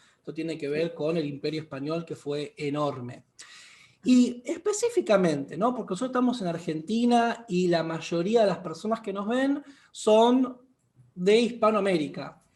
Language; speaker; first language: Spanish; native; Spanish